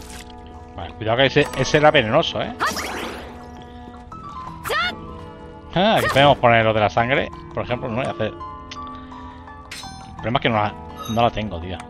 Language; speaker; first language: Spanish; native; Spanish